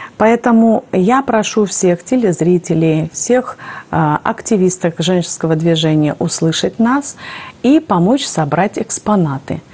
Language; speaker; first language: Russian; native; Russian